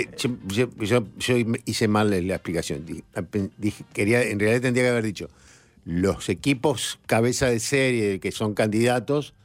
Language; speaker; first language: Spanish; native; Spanish